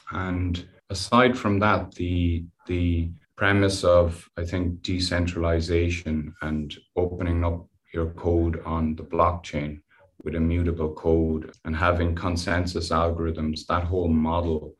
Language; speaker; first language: English; native; English